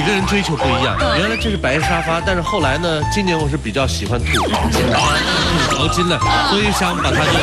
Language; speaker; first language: Chinese; native; Chinese